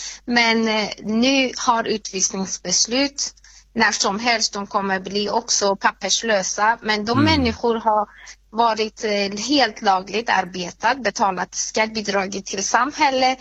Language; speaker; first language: Swedish; non-native, fluent; Persian